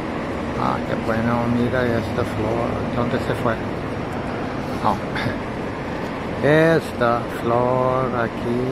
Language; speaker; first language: Spanish; non-native, learner; English